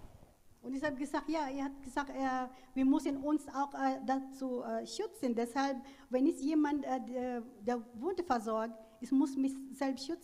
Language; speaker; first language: German; non-native, fluent; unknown